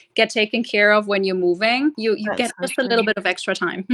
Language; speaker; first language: English; non-native, fluent; German